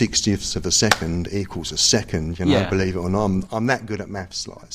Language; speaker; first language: English; native; English